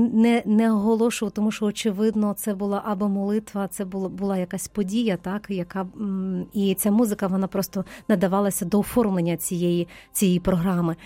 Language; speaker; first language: Ukrainian; native; Ukrainian